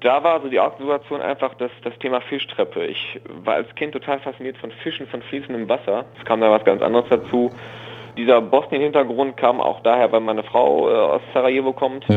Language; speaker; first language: German; native; German